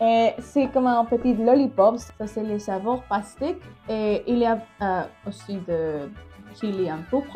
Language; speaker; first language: French; non-native, learner; Spanish